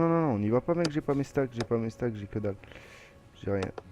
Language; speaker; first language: French; native; French